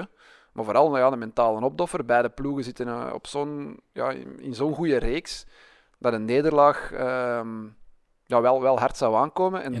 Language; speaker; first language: Dutch; native; Dutch